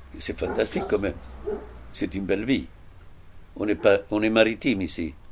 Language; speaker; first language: French; non-native, fluent; Italian